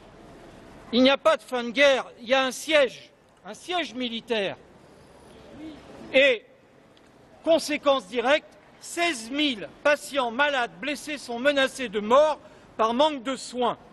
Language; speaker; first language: French; native; French